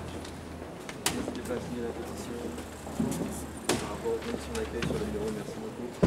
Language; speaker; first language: French; native; French